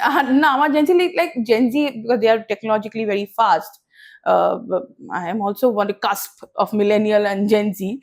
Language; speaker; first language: English; early bilingual, other home language; Bangla